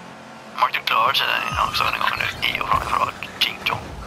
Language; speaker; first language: Norwegian; native; Norwegian